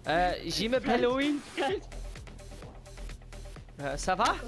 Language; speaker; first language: French; non-native, learner; English